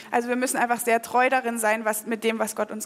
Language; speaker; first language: German; native; German